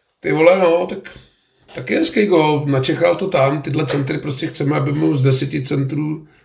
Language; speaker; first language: Czech; native; Czech